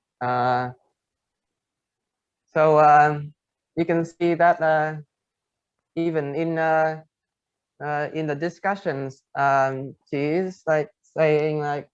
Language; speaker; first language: English; non-native, fluent; Vietnamese